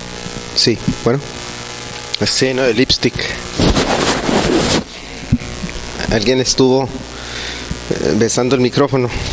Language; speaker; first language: Spanish; native; Spanish